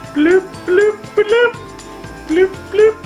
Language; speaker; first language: Japanese; early bilingual, heritage; English